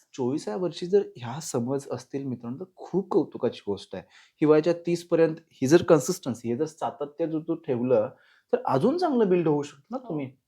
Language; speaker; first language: Marathi; native; Marathi